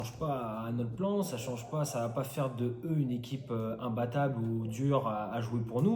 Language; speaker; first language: French; native; French